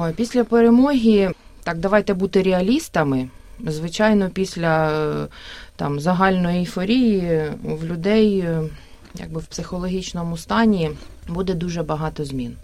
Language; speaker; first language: Ukrainian; native; Ukrainian